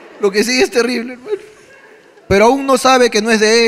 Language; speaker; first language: Spanish; native; Spanish